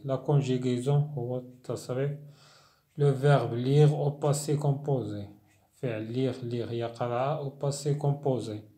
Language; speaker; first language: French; non-native, local second language; Arabic